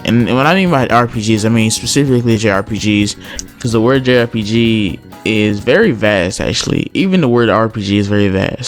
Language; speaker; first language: English; native; English